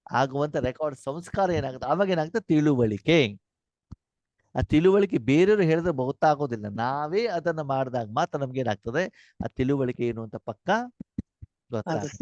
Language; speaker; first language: Kannada; native; Kannada